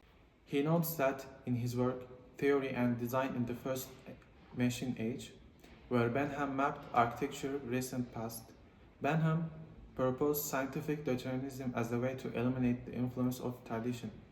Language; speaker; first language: English; non-native, learner; Turkish